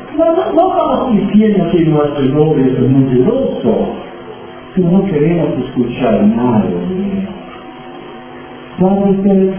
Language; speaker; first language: Spanish; non-native, fluent; English